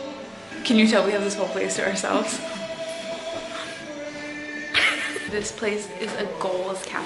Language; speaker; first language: English; native; English